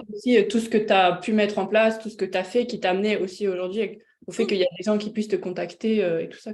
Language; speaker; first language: French; native; French